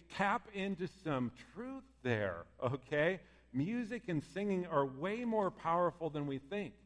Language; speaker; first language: English; native; English